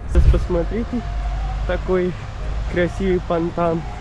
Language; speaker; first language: Russian; non-native, learner; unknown